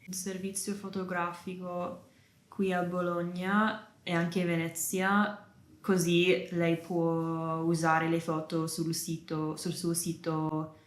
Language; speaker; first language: Italian; non-native, learner; English